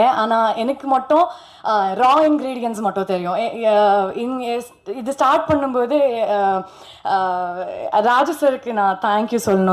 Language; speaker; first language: Tamil; non-native, learner; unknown